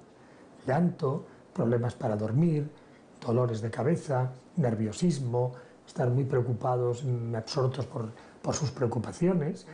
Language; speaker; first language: Spanish; native; Spanish